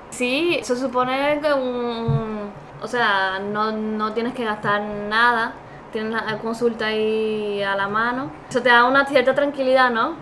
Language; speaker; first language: Spanish; native; Spanish